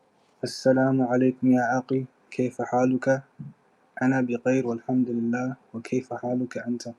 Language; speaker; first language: Arabic; non-native, learner; English